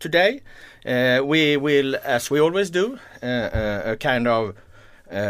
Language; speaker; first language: English; non-native, learner; Swedish